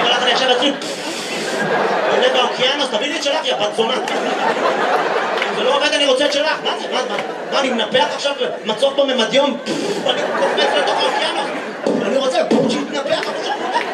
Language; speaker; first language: Hebrew; native; Hebrew